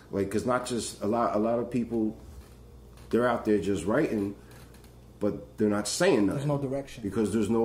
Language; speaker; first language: English; native; English